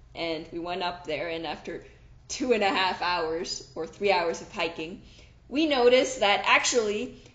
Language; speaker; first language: English; non-native, fluent; German